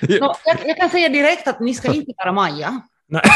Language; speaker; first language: Swedish; non-native, local second language; Finnish